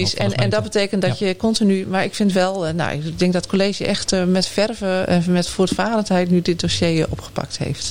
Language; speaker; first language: Dutch; native; Dutch